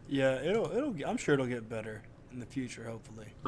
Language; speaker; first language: English; native; English